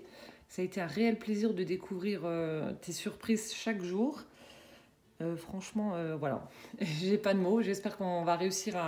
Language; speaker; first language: French; native; French